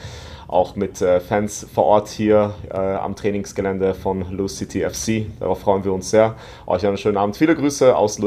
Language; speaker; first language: German; native; German